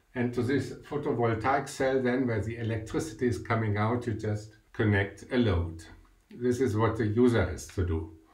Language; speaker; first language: English; non-native, fluent; German